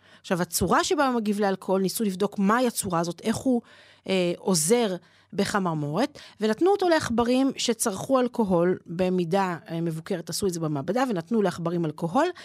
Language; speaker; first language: Hebrew; native; Hebrew